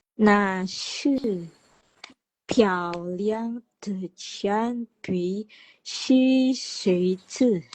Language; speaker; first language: Chinese; non-native, learner; Indonesian